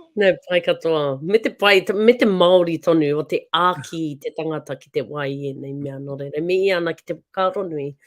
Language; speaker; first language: Māori; native; Māori